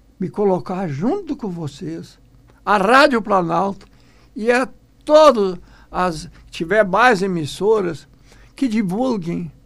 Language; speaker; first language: Portuguese; non-native, local second language; German